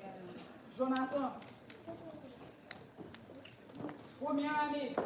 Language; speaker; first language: French; non-native, local second language; Haitian Creole